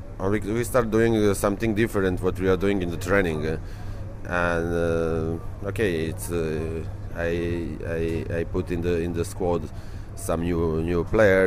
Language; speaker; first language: English; non-native, learner; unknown